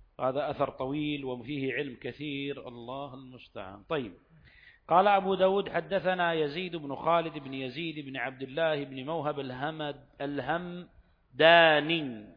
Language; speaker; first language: Arabic; native; Arabic